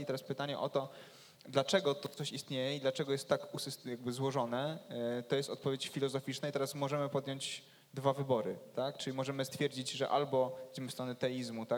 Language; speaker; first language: Polish; native; Polish